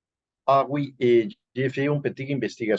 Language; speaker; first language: French; non-native, learner; Spanish